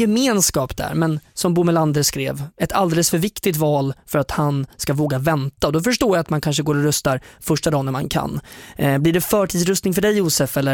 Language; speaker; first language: Swedish; native; Swedish